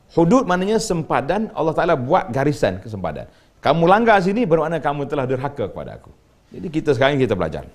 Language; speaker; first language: Malay; native; Malay